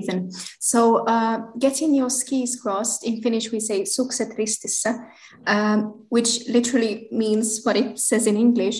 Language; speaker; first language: English; non-native, fluent; Finnish